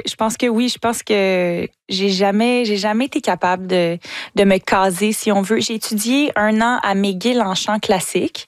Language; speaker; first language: French; native; French